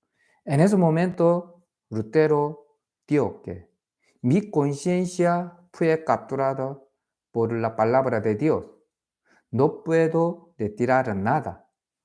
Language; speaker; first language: Spanish; non-native, fluent; Korean